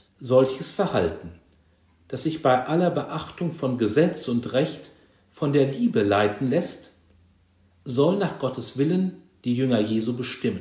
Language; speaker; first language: German; native; German